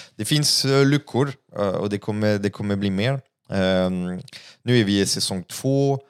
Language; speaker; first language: Swedish; non-native, fluent; French